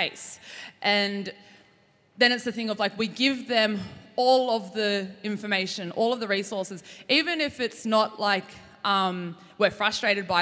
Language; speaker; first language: English; native; English